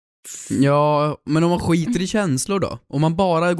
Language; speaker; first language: Swedish; native; Swedish